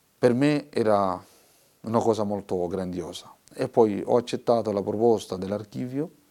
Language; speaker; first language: Italian; non-native, fluent; Somali